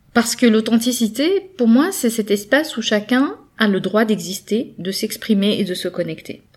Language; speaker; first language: French; native; French